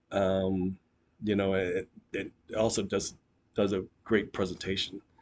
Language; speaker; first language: English; native; English